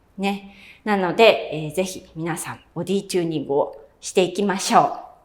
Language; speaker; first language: Japanese; native; Japanese